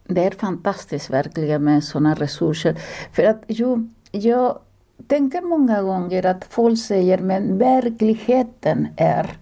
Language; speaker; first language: Swedish; non-native, fluent; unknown